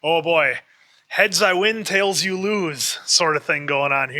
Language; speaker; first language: English; native; English